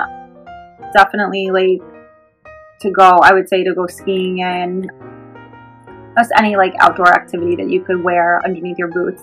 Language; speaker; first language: English; native; English